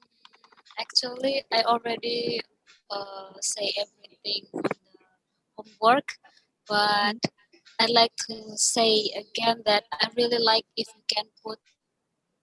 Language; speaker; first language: English; non-native, learner; Indonesian